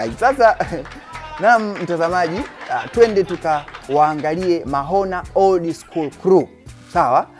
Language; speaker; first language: Swahili; native; Swahili